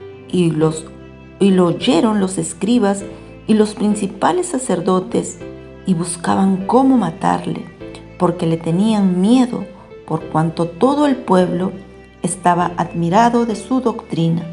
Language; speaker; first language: Spanish; native; Spanish